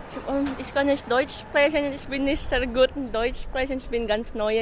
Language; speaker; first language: German; non-native, learner; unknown